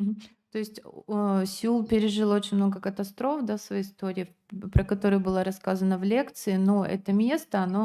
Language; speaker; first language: Russian; native; Russian